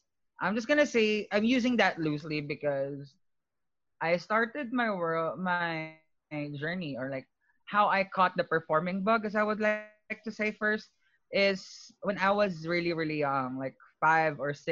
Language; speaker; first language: English; non-native, local second language; Filipino